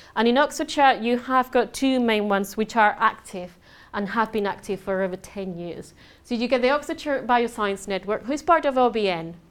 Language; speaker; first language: English; non-native, fluent; Spanish